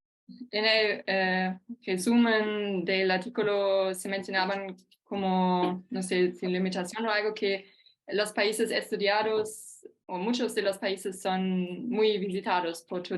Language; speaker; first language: Spanish; non-native, fluent; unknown